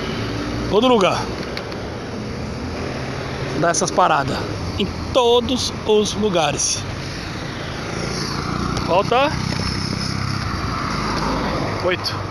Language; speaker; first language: Portuguese; native; Portuguese